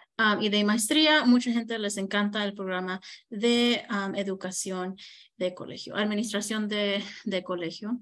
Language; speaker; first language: Spanish; early bilingual, heritage; Spanish